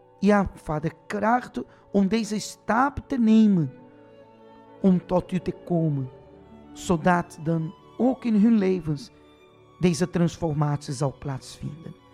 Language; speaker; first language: Dutch; non-native, fluent; Portuguese